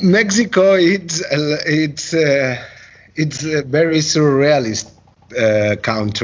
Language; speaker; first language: English; non-native, learner; Catalan